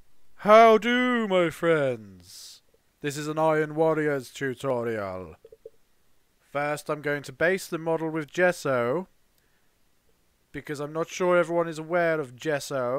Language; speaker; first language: English; native; English